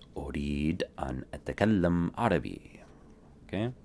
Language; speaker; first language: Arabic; non-native, fluent; English